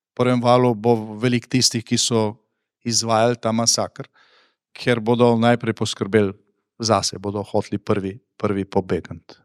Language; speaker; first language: Slovenian; native; Slovenian